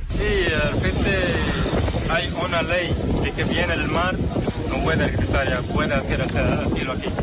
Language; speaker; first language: Spanish; non-native, learner; Arabic